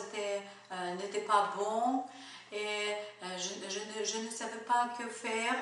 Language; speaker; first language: French; non-native, learner; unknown